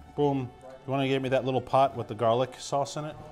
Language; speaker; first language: English; native; English